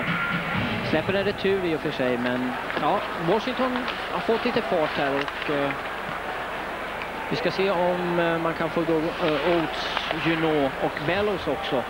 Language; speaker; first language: Swedish; native; Swedish